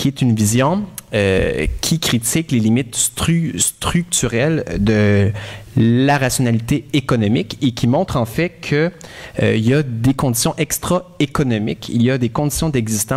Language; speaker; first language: French; native; French